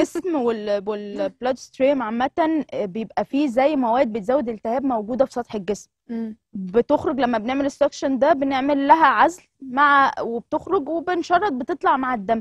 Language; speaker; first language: Arabic; native; Arabic